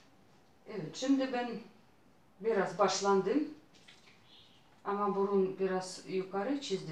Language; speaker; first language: Turkish; non-native, learner; Russian